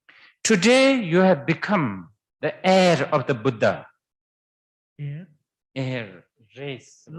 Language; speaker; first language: English; non-native, fluent; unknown